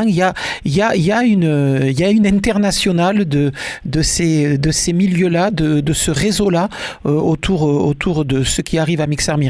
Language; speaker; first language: French; native; French